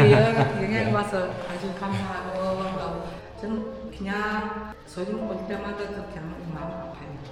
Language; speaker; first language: Korean; early bilingual, heritage; Korean